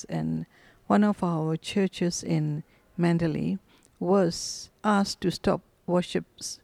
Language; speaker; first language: English; non-native, fluent; Burmese